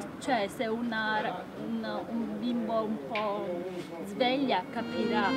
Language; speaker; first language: Italian; early bilingual, other home language; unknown